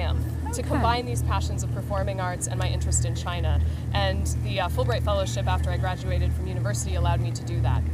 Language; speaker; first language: English; native; English